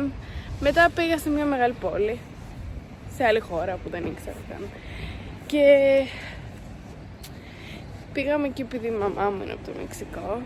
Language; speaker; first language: Greek; early bilingual, heritage; Greek